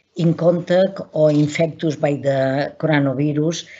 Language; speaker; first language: English; non-native, learner; Catalan